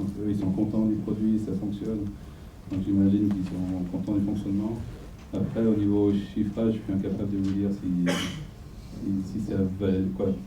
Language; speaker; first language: French; native; French